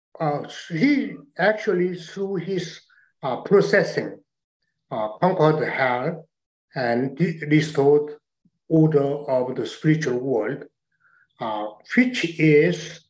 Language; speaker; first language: English; non-native, learner; Chinese